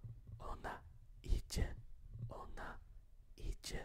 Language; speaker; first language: Polish; non-native, learner; English